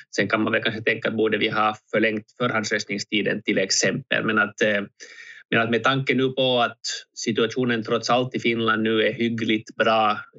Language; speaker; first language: Swedish; native; Swedish